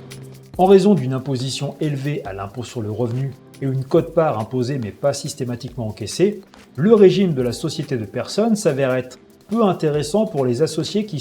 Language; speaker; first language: French; native; French